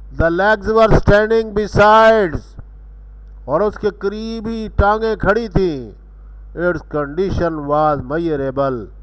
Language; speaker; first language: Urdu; non-native, local second language; Punjabi